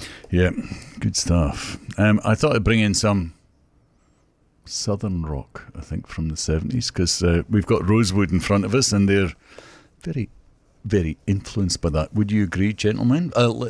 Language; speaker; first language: English; native; English